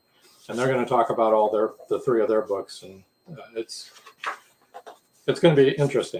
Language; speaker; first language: English; native; English